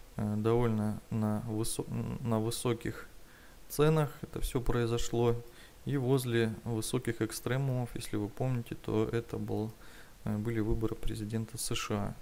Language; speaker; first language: Russian; native; Russian